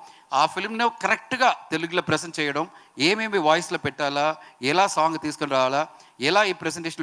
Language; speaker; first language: Telugu; non-native, learner; Tamil